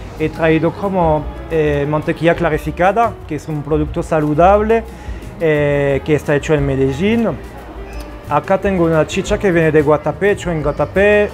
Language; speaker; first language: Spanish; non-native, fluent; French